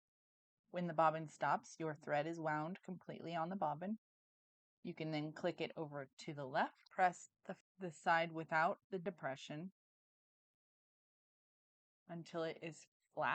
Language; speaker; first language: English; native; English